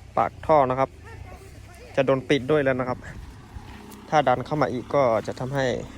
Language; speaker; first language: Thai; native; Thai